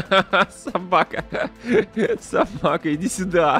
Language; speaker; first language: Russian; native; Russian